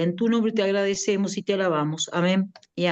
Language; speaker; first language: Spanish; native; Spanish